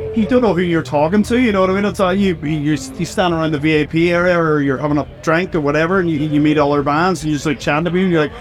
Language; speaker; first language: English; native; English